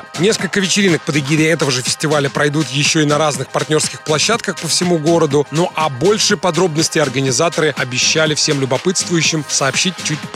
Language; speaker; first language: Russian; native; Russian